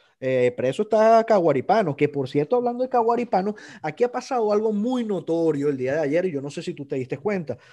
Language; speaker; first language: Spanish; native; Spanish